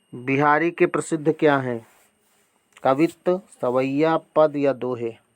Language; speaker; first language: Hindi; native; Hindi